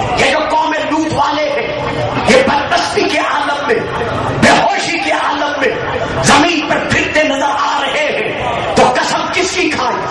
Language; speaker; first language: Urdu; non-native, local second language; Punjabi